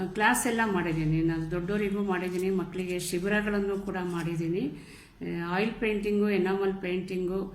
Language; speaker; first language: Kannada; native; Kannada